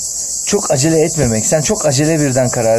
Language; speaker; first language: Turkish; native; Turkish